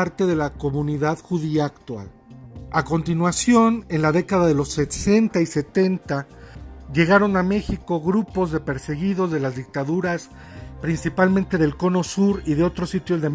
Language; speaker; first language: Spanish; native; Spanish